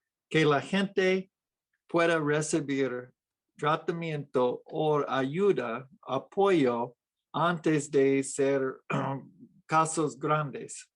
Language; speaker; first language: Spanish; non-native, fluent; English